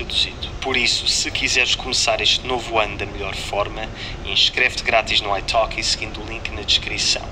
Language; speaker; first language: Portuguese; native; Portuguese